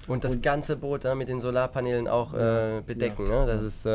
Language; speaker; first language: German; native; German